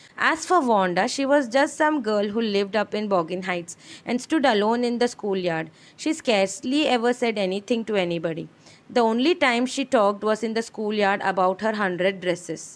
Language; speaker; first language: English; non-native, local second language; Malayalam